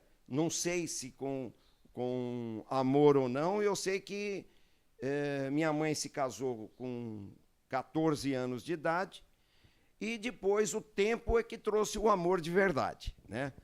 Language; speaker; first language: Portuguese; early bilingual, other home language; Arabic